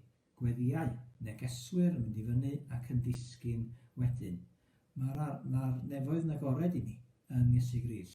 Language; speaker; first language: Welsh; native; Welsh